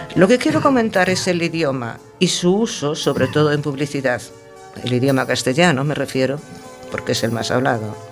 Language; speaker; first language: Spanish; non-native, local second language; Galician